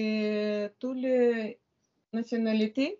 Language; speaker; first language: French; non-native, learner; Ukrainian